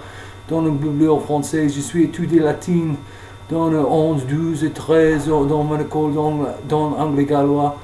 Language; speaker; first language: French; non-native, learner; English